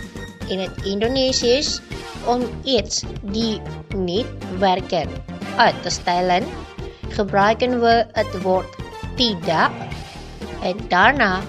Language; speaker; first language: Dutch; non-native, fluent; Indonesian